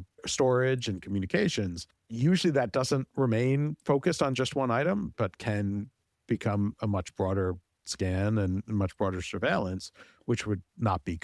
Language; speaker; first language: English; native; English